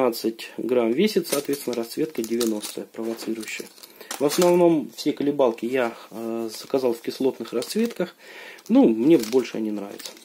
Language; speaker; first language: Russian; native; Russian